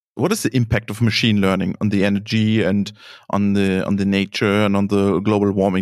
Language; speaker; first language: English; non-native, fluent; German